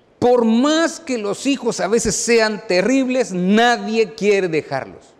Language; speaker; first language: Spanish; native; Spanish